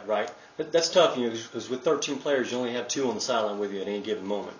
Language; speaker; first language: English; native; English